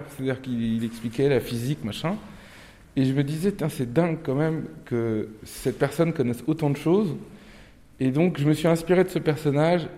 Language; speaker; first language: French; early bilingual, other home language; Turkish